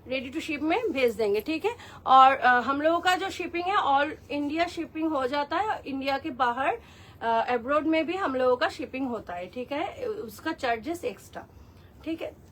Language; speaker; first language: Hindi; non-native, local second language; Bangla